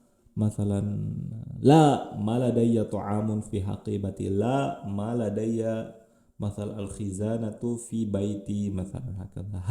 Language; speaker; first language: Arabic; non-native, fluent; Indonesian